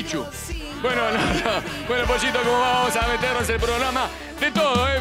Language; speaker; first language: Spanish; native; Spanish